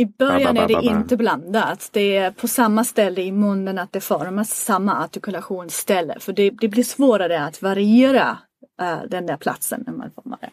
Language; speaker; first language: Swedish; non-native, fluent; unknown